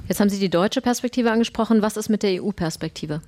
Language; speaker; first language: German; native; German